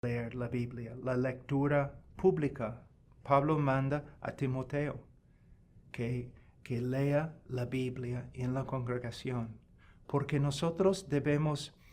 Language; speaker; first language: Spanish; non-native, fluent; English